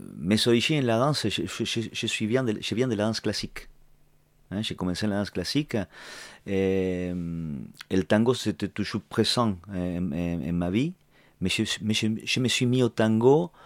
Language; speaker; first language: French; non-native, fluent; Spanish